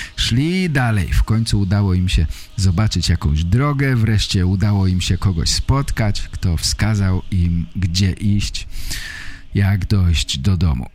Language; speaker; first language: Polish; native; Polish